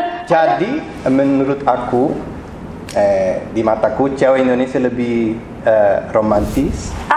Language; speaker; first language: Indonesian; non-native, fluent; Portuguese